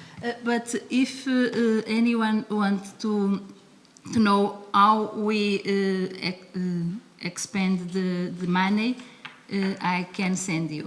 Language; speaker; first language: English; non-native, learner; Portuguese